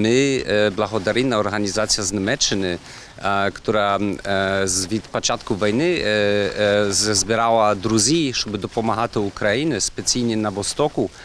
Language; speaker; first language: Ukrainian; non-native, learner; German